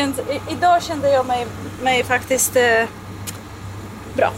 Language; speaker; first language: Swedish; non-native, learner; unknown